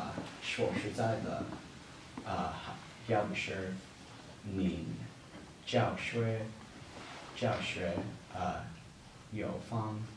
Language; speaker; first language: Chinese; non-native, learner; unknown